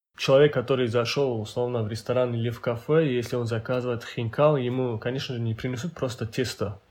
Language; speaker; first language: Russian; non-native, local second language; Avaric